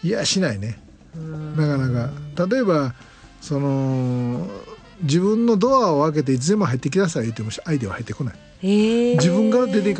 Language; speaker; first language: Japanese; native; Japanese